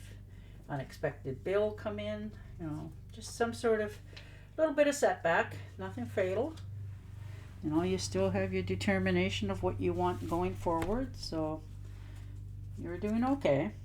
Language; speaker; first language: English; native; English